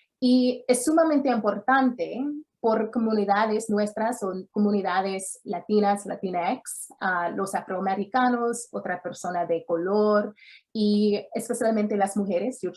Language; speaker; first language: Spanish; early bilingual, heritage; English